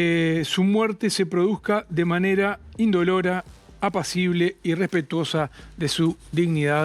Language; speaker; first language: Spanish; native; Spanish